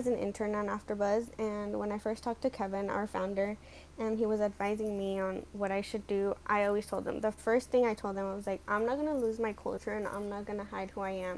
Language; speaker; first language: English; native; English